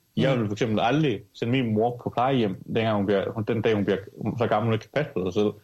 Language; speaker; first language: Danish; early bilingual, other home language; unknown